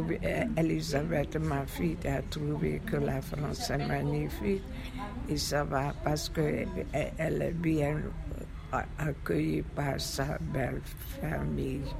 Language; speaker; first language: French; non-native, fluent; Hungarian